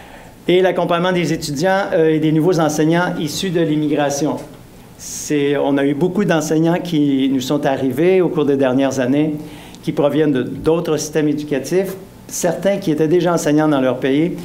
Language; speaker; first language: French; native; French